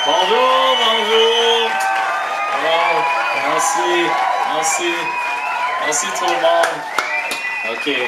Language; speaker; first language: French; non-native, learner; English